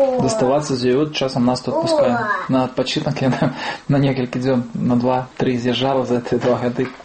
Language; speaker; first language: Belarusian; non-native, local second language; Russian